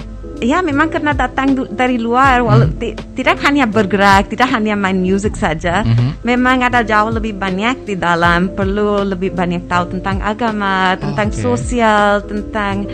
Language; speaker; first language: Indonesian; non-native, fluent; English